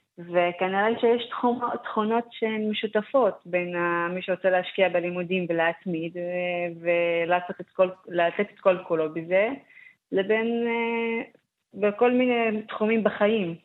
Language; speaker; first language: Hebrew; non-native, local second language; Arabic